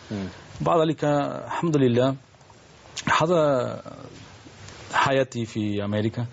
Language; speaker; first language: Arabic; non-native, learner; Spanish